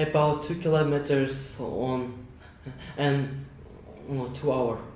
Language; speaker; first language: English; non-native, learner; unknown